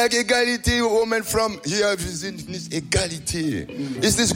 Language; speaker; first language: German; non-native, learner; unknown